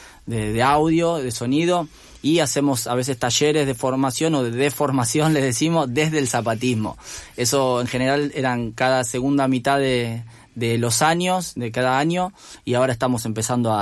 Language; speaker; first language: Spanish; native; Spanish